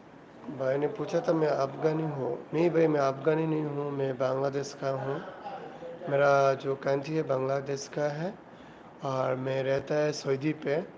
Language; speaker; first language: Hindi; non-native, learner; Bangla